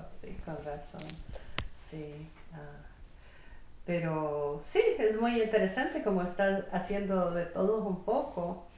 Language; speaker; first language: Spanish; non-native, fluent; English